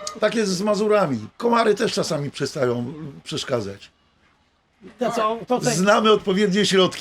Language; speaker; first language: Polish; native; Polish